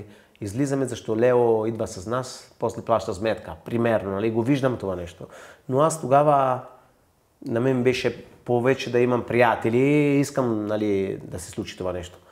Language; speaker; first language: Bulgarian; non-native, fluent; Italian